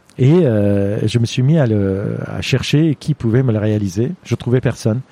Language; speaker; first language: French; non-native, fluent; Armenian